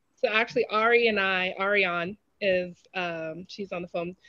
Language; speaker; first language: English; native; English